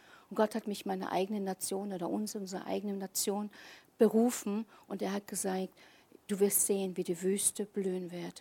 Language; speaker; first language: German; native; German